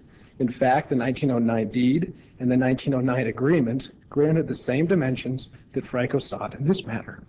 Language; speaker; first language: English; native; English